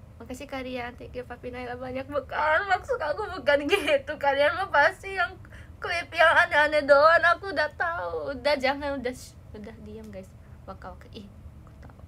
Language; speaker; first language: Indonesian; native; Indonesian